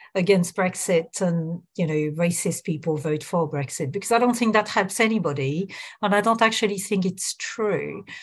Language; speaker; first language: English; non-native, fluent; French